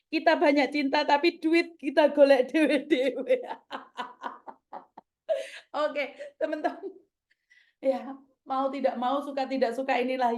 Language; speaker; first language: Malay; non-native, local second language; Javanese